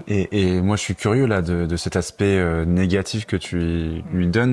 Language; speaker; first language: French; native; French